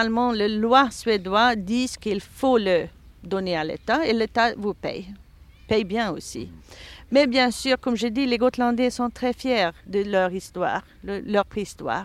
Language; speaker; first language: French; non-native, fluent; Swedish